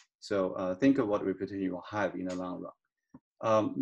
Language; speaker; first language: English; non-native, fluent; Chinese